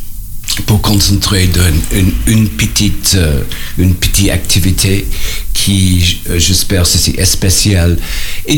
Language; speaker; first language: French; non-native, learner; English